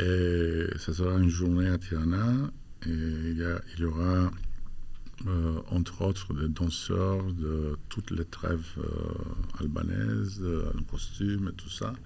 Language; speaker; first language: French; non-native, fluent; Albanian